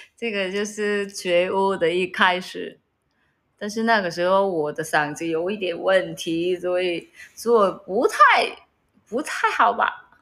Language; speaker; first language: Chinese; non-native, learner; Vietnamese